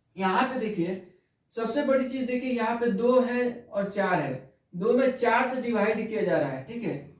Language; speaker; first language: Hindi; native; Hindi